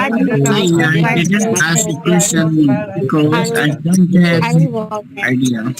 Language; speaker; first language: English; non-native, learner; Hindi